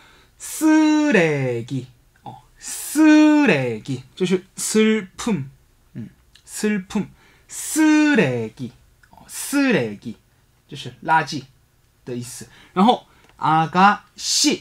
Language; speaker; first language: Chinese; non-native, fluent; Korean